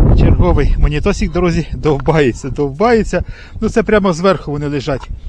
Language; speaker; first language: Ukrainian; native; Ukrainian